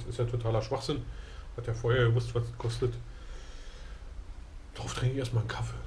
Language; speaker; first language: German; native; German